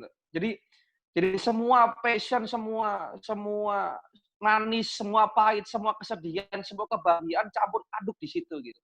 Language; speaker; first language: Indonesian; native; Indonesian